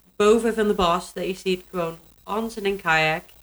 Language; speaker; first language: Dutch; non-native, fluent; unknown